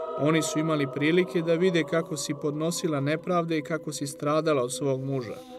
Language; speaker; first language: Serbian; native; Serbian